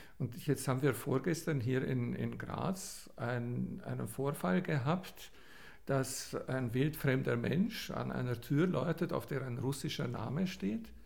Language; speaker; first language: German; native; German